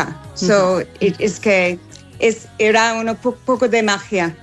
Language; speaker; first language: Spanish; non-native, learner; English